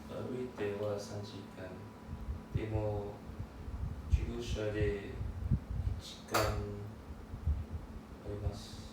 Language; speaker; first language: Japanese; non-native, learner; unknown